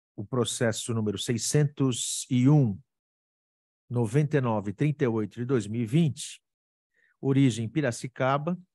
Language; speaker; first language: Portuguese; native; Portuguese